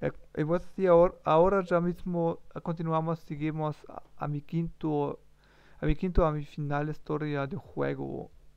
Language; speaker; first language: Spanish; non-native, learner; German